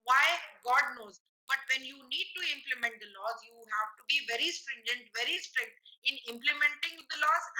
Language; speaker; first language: English; non-native, local second language; Marathi